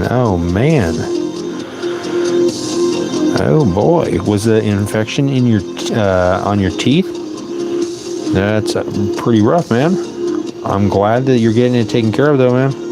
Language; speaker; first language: English; native; English